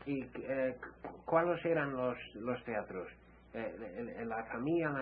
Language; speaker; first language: Spanish; non-native, fluent; English